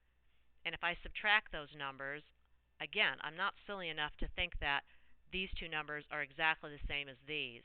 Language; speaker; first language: English; native; English